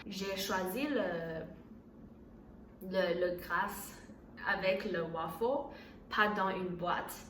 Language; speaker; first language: French; non-native, learner; Chinese